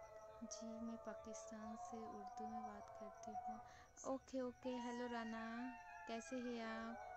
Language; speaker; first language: Hindi; non-native, local second language; Bangla